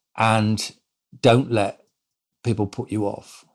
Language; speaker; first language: English; native; English